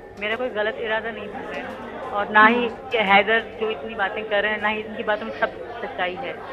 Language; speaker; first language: Urdu; non-native, local second language; Sindhi